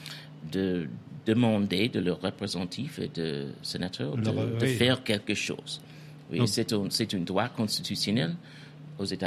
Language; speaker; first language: French; non-native, fluent; English